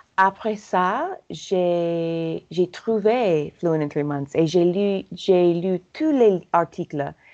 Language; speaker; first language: French; non-native, learner; English